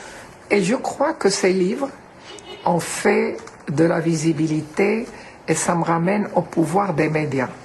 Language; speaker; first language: French; non-native, local second language; Arabic